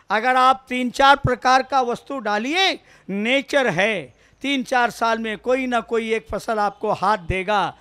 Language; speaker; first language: Hindi; non-native, local second language; Kannada